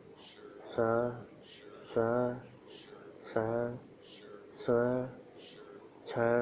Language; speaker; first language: English; non-native, learner; Vietnamese